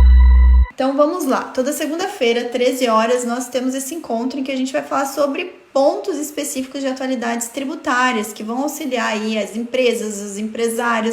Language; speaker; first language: Portuguese; native; Portuguese